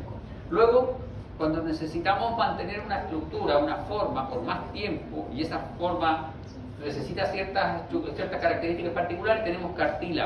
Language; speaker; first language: Spanish; native; Spanish